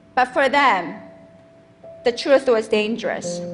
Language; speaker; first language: English; non-native, fluent; Korean